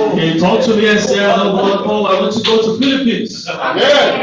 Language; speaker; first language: English; non-native, fluent; Korean